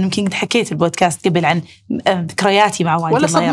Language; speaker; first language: Arabic; native; Arabic